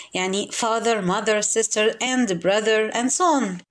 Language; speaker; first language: English; non-native, fluent; Arabic